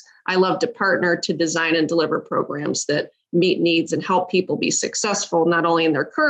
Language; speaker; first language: English; native; English